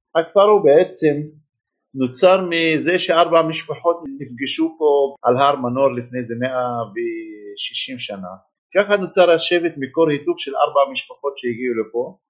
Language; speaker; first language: Hebrew; non-native, local second language; Arabic